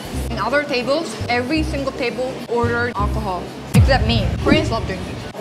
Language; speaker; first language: English; non-native, local second language; Korean